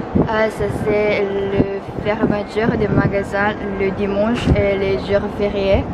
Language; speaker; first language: French; non-native, fluent; Japanese